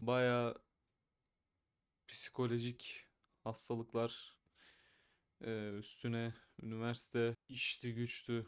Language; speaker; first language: Turkish; native; Turkish